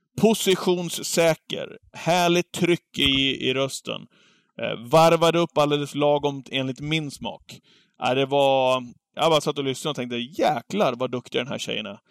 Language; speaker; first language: Swedish; native; Swedish